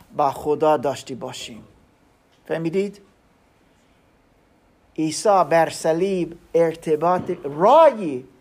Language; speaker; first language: Persian; non-native, learner; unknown